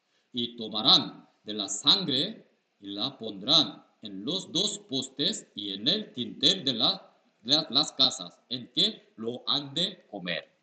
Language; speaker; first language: Spanish; non-native, learner; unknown